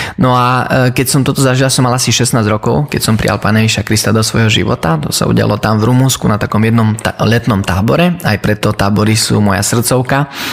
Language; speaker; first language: Slovak; early bilingual, heritage; Slovak